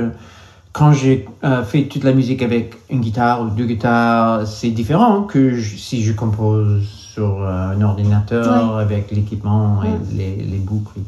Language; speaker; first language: French; non-native, local second language; English